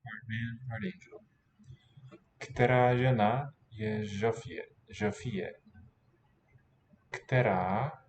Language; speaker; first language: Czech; non-native, learner; English